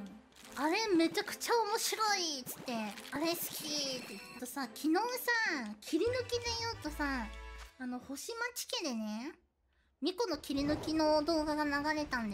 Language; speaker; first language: Japanese; native; Japanese